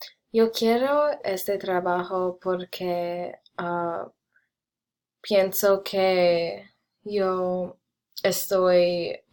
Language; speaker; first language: Spanish; non-native, learner; English